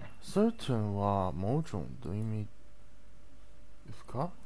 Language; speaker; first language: Japanese; non-native, fluent; Chinese